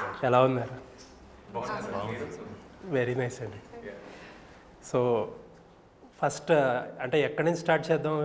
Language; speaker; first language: Telugu; native; Telugu